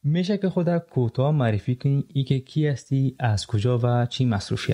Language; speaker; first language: Persian; native; Persian